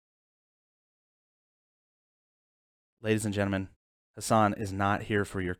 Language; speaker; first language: English; native; English